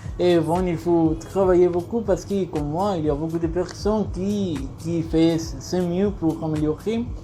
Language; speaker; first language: French; non-native, learner; Spanish